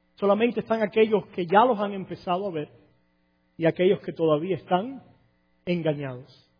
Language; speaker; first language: Spanish; native; Spanish